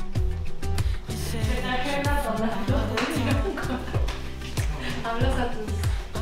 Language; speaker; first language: Spanish; non-native, fluent; Korean